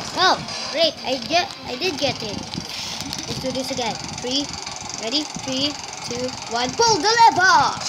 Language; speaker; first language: English; non-native, local second language; Filipino